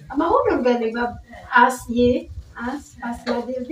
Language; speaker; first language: Turkish; non-native, learner; Filipino